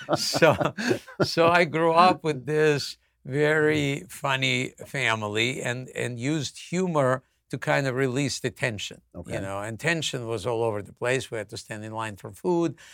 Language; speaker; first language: English; non-native, fluent; Russian